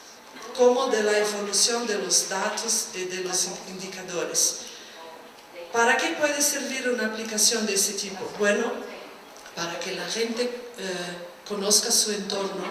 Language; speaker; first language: Spanish; non-native, fluent; Portuguese